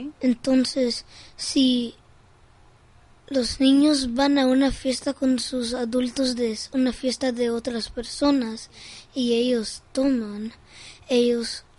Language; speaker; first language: Spanish; early bilingual, heritage; Spanish